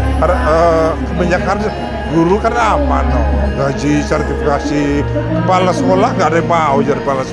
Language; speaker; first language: Indonesian; native; Indonesian